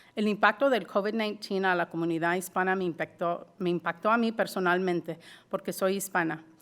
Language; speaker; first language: Spanish; early bilingual, heritage; Spanish